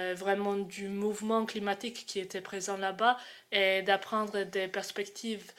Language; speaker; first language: French; non-native, fluent; Croatian